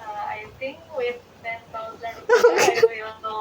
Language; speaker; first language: English; non-native, learner; Indonesian